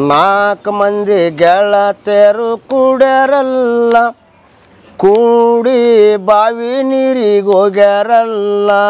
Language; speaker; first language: Kannada; native; Kannada